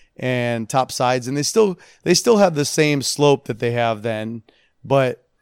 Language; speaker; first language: English; native; English